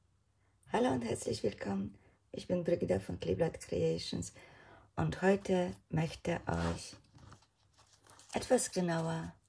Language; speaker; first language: German; non-native, fluent; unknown